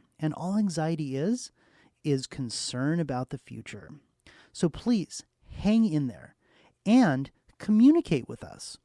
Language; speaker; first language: English; native; English